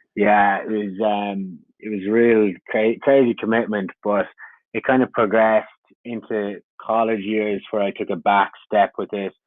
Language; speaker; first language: English; native; English